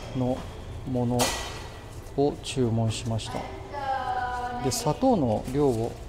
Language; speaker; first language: Japanese; native; Japanese